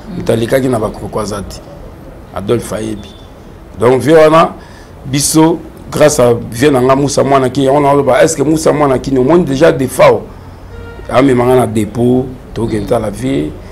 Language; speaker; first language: Lingala; native; Lingala